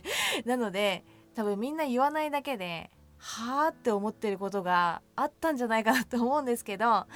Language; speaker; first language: Japanese; native; Japanese